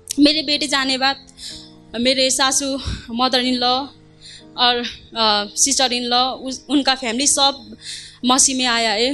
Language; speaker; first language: Hindi; non-native, fluent; Nepali